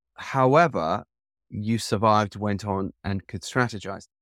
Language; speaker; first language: English; native; English